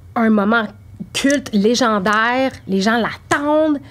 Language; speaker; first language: French; native; French